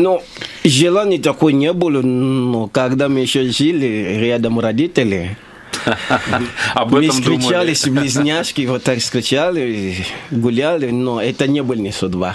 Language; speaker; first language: Russian; non-native, learner; Lingala